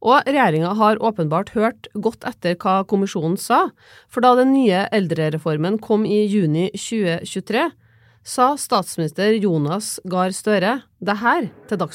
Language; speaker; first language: Norwegian; native; Norwegian